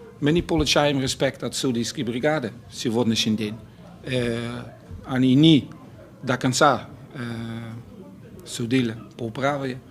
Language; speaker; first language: Russian; non-native, learner; Dutch